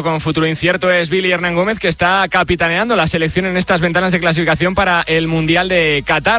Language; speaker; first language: Spanish; native; Spanish